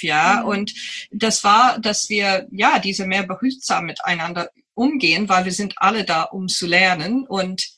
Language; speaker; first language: German; non-native, fluent; English